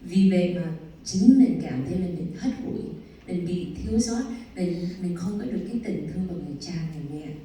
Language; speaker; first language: Vietnamese; early bilingual, heritage; Vietnamese